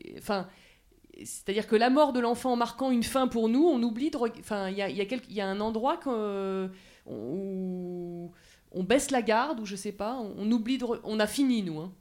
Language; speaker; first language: French; native; French